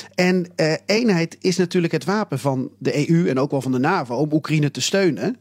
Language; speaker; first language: Dutch; native; Dutch